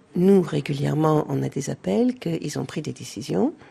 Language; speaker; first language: French; native; French